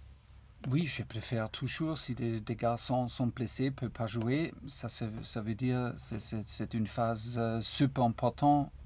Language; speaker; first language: French; non-native, learner; German